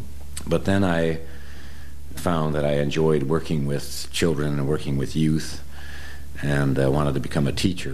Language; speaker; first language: English; native; English